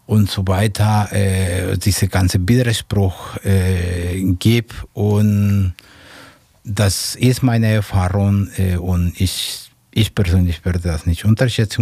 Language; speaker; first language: German; non-native, fluent; Spanish